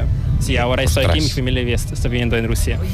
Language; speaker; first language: Spanish; non-native, fluent; Korean